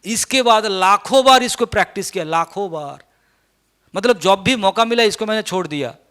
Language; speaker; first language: Hindi; non-native, local second language; Bangla